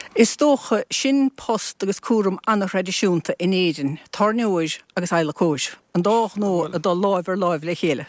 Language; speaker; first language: Irish; native; Irish